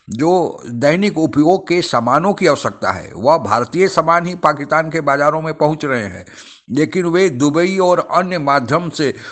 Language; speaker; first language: Hindi; native; Hindi